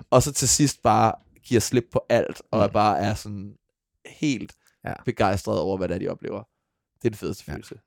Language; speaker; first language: Danish; native; Danish